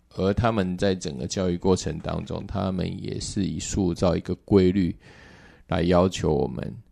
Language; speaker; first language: Chinese; native; Chinese